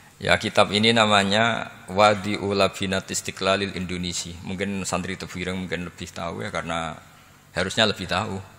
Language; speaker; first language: Indonesian; non-native, local second language; Javanese